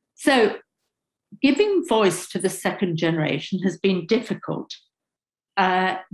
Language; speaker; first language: English; native; English